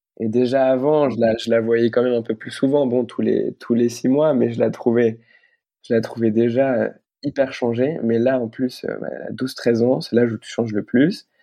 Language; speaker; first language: French; native; French